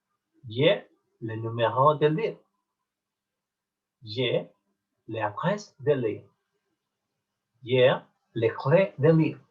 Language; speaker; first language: French; non-native, learner; Spanish